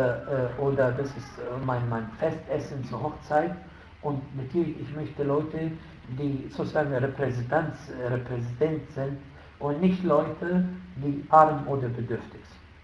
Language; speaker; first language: German; non-native, fluent; Arabic